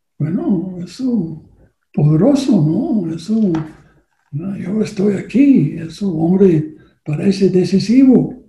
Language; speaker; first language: Spanish; non-native, learner; English